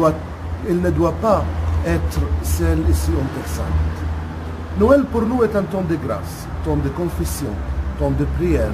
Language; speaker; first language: French; non-native, local second language; Arabic